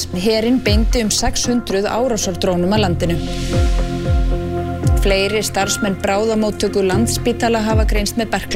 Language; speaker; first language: Icelandic; native; Icelandic